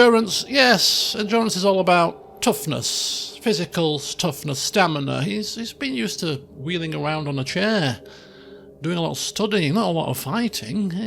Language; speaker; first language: English; native; English